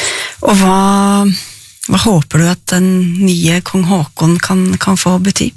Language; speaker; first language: Norwegian; native; Norwegian